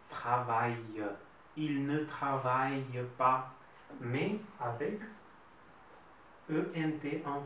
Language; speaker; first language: French; non-native, fluent; Russian